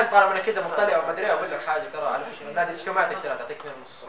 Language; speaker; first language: Arabic; native; Arabic